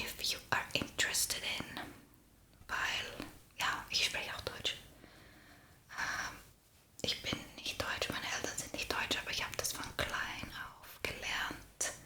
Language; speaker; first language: German; non-native, fluent; Estonian